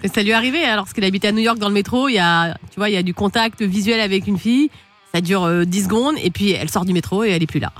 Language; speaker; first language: French; native; French